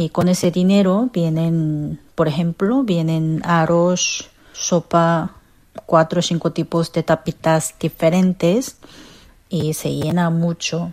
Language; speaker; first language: Spanish; non-native, learner; Korean